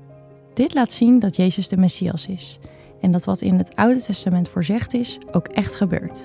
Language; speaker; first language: Dutch; native; Dutch